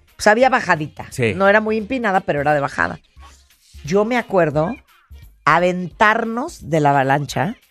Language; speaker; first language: Spanish; native; Spanish